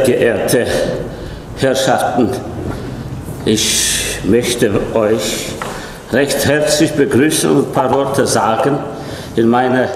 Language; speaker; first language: German; non-native, fluent; Polish